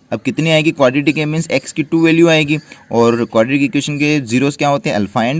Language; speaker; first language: Hindi; native; Hindi